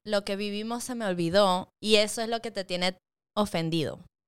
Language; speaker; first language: Spanish; early bilingual, heritage; Spanish